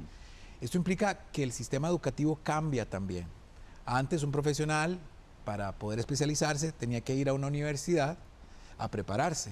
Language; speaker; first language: Spanish; native; Spanish